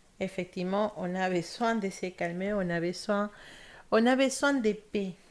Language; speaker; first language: French; non-native, fluent; Spanish